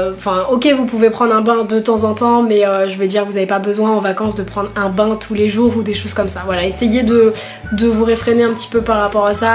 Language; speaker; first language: French; native; French